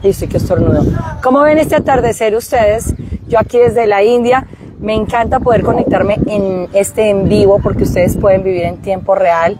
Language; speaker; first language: Spanish; native; Spanish